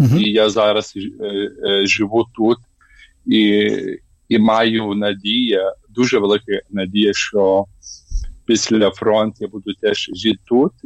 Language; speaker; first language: Ukrainian; non-native, learner; Lithuanian